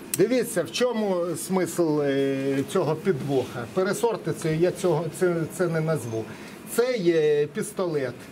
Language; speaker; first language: Ukrainian; native; Ukrainian